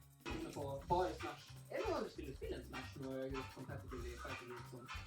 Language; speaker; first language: Norwegian; native; Norwegian